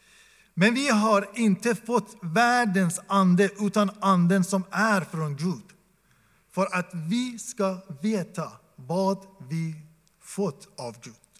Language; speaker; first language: Swedish; non-native, fluent; Persian